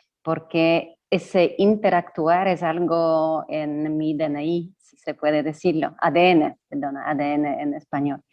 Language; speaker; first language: Spanish; non-native, fluent; Polish